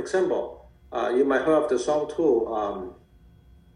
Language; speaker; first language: English; non-native, fluent; Chinese